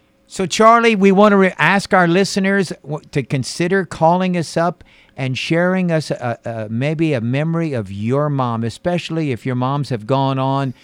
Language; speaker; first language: English; native; English